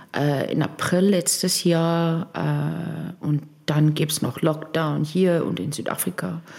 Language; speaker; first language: German; non-native, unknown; English